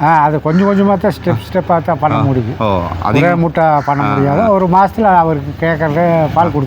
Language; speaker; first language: Tamil; native; Tamil